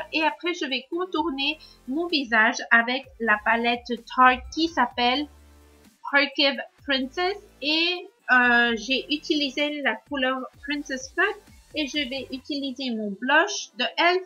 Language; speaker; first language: French; non-native, learner; Spanish